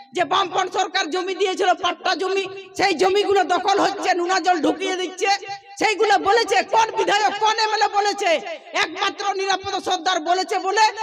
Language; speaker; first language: Bangla; non-native, local second language; Santali